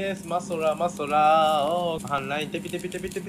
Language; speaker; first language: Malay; non-native, learner; Japanese